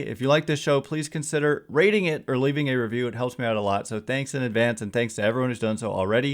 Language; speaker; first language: English; native; English